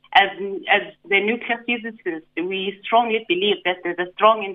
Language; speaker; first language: English; non-native, local second language; Zulu